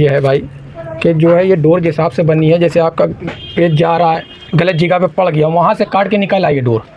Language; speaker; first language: Hindi; native; Hindi